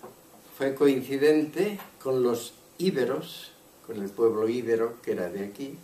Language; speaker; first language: Spanish; non-native, local second language; Catalan